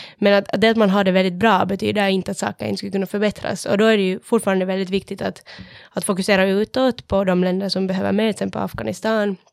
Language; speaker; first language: Swedish; native; Swedish